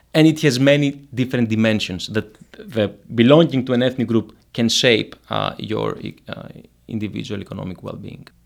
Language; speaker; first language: English; non-native, fluent; Greek